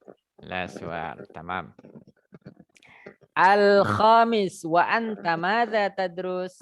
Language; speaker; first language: Arabic; non-native, fluent; Indonesian